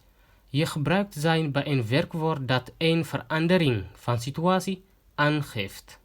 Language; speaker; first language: Dutch; non-native, fluent; Tigrinya